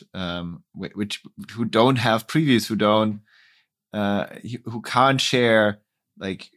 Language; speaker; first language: English; non-native, fluent; German